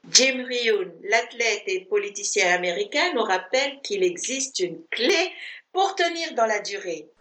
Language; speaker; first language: French; non-native, fluent; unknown